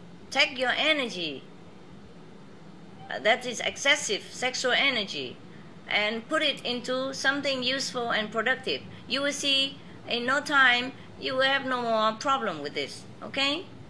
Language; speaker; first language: English; non-native, fluent; Vietnamese